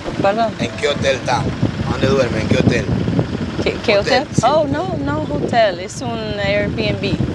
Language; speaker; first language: Spanish; non-native, learner; English